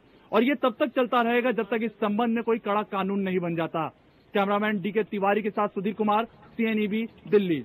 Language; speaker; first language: Hindi; native; Hindi